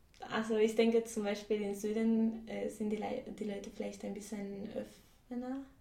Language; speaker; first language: German; non-native, fluent; Spanish